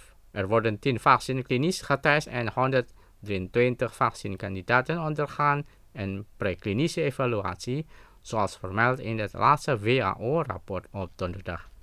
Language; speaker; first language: Dutch; non-native, fluent; Indonesian